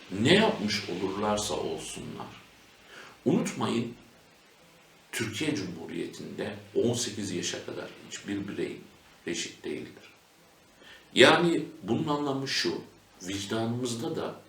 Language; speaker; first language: Turkish; native; Turkish